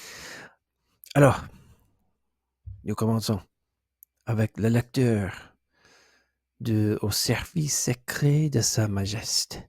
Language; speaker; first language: French; non-native, learner; English